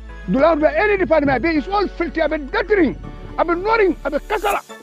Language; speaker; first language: English; non-native, local second language; Mandingo